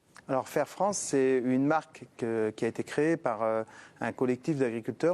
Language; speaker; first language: French; native; French